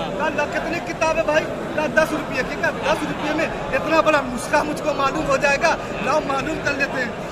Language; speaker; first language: Urdu; native; Urdu